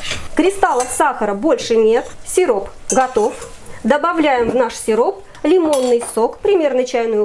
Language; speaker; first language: Russian; native; Russian